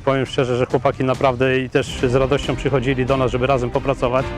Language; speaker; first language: Polish; native; Polish